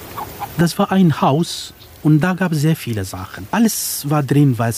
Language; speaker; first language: German; non-native, fluent; Kurdish